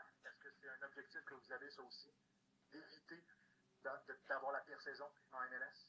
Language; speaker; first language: French; native; French